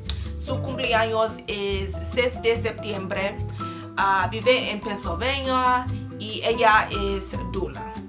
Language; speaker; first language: Spanish; non-native, learner; English